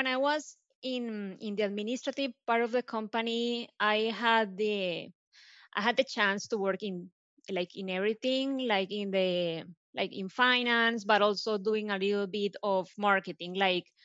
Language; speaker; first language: English; non-native, fluent; Spanish